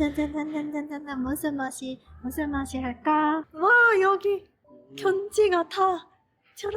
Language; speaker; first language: Korean; non-native, fluent; Japanese